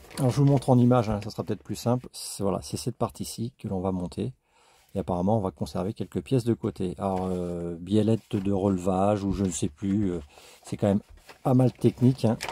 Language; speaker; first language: French; native; French